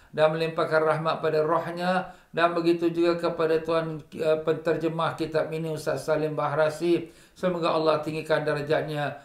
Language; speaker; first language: Malay; native; Malay